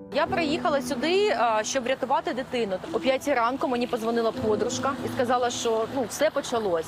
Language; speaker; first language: Ukrainian; native; Ukrainian